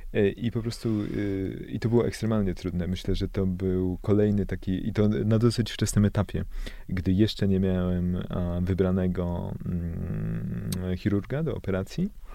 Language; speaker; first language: Polish; native; Polish